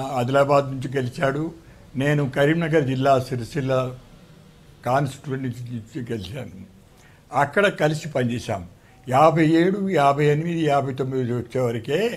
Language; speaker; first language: Telugu; native; Telugu